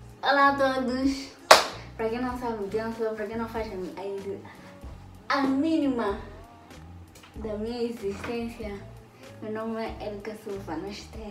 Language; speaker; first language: Portuguese; early bilingual, heritage; Portuguese